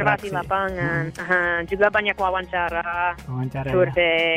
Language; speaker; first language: Indonesian; non-native, fluent; English